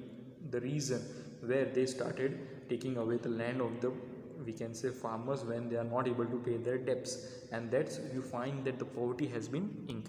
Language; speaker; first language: English; non-native, local second language; Hindi